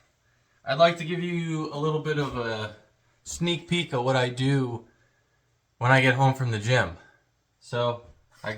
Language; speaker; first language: English; native; English